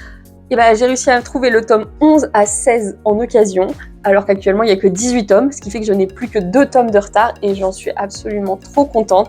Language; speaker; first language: French; native; French